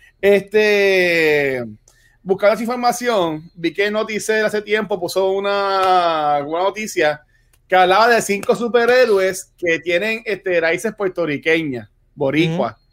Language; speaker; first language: Spanish; native; Spanish